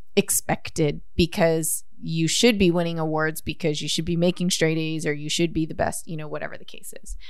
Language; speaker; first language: English; native; English